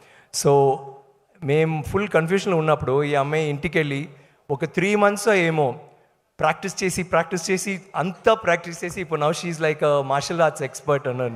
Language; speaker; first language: Telugu; non-native, learner; Tamil